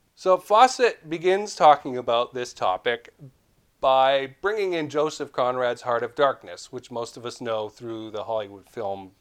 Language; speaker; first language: English; native; English